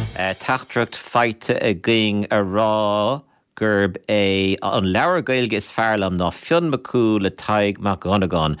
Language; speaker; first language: Irish; native; Irish